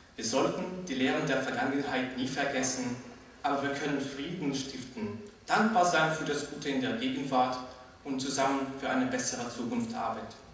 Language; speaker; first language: German; non-native, fluent; Russian